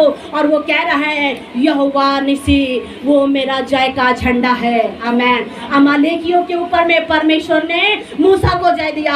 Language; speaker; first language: Hindi; native; Hindi